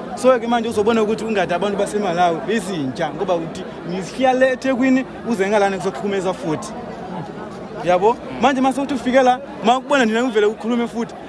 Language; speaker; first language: Zulu; non-native, fluent; Nyanja